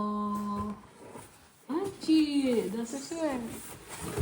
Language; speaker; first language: German; non-native, learner; Waray